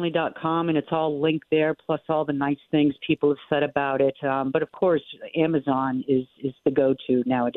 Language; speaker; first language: English; native; English